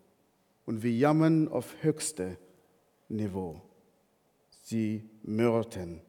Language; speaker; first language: German; non-native, fluent; Arabic